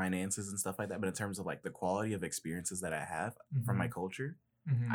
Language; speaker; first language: English; native; English